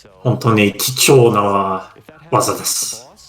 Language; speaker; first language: Japanese; non-native, fluent; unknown